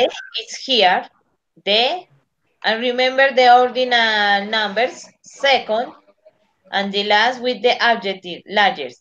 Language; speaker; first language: English; non-native, learner; Spanish